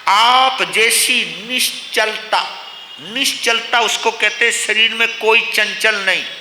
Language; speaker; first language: Hindi; native; Hindi